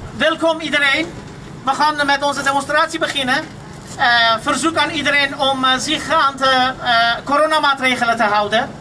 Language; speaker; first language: Dutch; non-native, fluent; Armenian